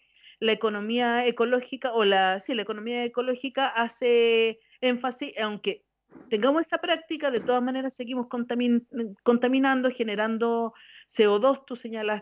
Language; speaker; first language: Spanish; native; Spanish